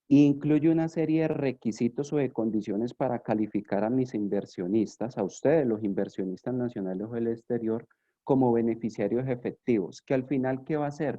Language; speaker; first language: Spanish; native; Spanish